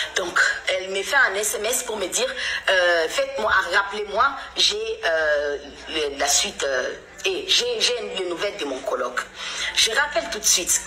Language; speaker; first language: French; non-native, local second language; Lingala